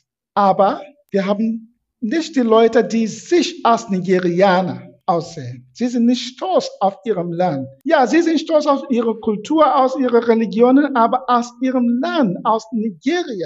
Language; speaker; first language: German; non-native, fluent; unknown